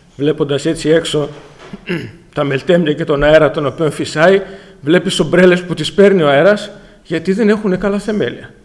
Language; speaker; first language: Greek; native; Greek